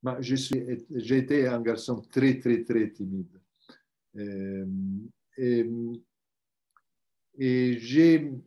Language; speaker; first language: French; non-native, learner; Italian